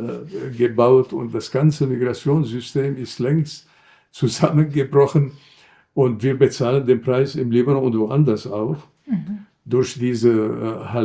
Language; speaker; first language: German; non-native, fluent; Arabic